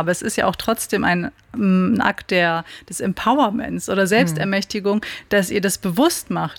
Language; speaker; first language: German; native; German